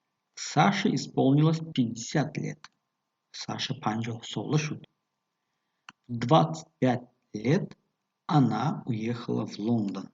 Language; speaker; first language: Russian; non-native, local second language; Tajik